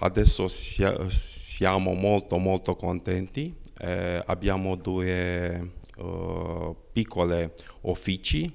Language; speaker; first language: Italian; non-native, learner; Romanian